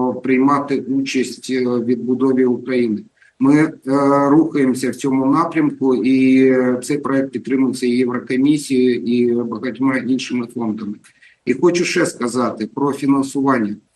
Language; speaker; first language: Ukrainian; native; Ukrainian